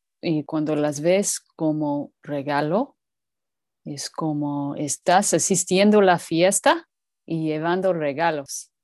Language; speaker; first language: Spanish; non-native, learner; English